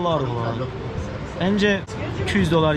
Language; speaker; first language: Turkish; non-native, fluent; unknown